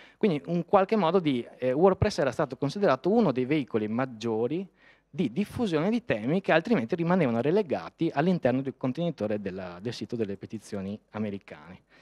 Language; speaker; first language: Italian; native; Italian